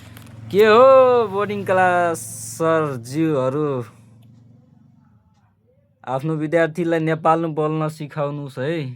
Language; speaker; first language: Nepali; non-native, local second language; Maithili